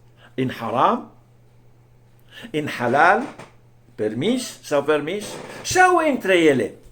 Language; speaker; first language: Romanian; non-native, fluent; Arabic